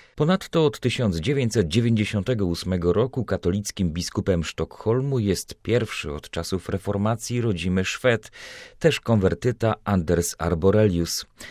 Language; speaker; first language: Polish; native; Polish